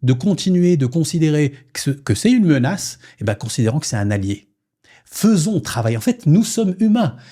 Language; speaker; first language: French; non-native, local second language; Arabic